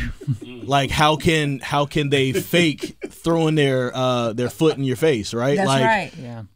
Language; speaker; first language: English; native; English